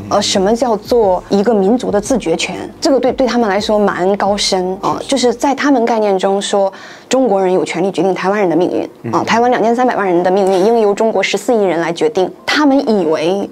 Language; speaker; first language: Chinese; native; Chinese